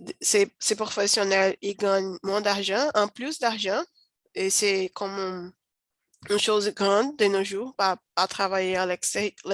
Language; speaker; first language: French; non-native, learner; Portuguese